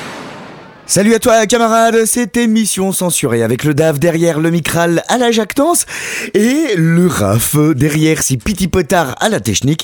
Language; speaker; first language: French; native; French